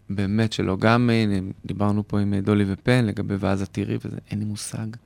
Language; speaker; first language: Hebrew; native; Hebrew